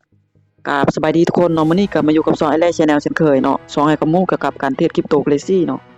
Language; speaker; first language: Thai; non-native, local second language; Lao